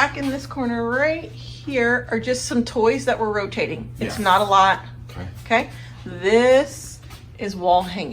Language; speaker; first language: English; native; English